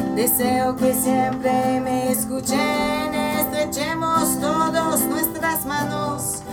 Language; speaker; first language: Spanish; non-native, learner; French